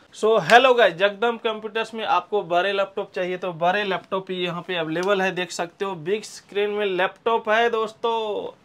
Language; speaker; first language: Hindi; non-native, local second language; Marathi